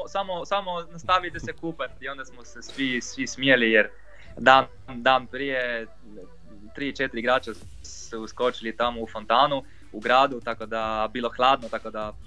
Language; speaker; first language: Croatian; non-native, fluent; Polish